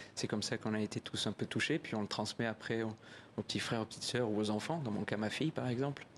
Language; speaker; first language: French; native; French